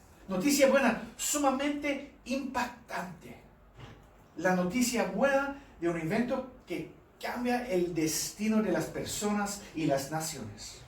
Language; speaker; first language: Spanish; non-native, fluent; English